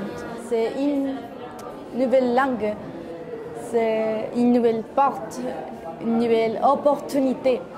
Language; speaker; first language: French; non-native, learner; Spanish